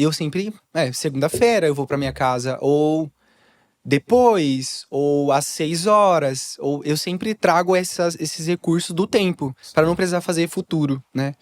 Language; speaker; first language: Portuguese; native; Portuguese